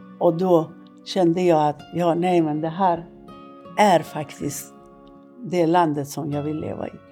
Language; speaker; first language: Swedish; non-native, fluent; Persian